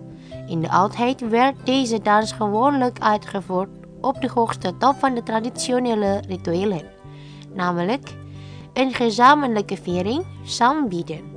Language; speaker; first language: Dutch; non-native, fluent; Indonesian